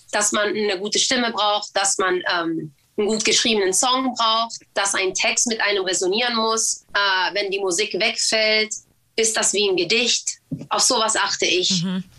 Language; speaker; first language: German; early bilingual, other home language; Swedish